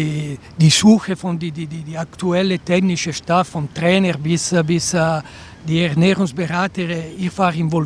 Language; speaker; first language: German; non-native, local second language; Italian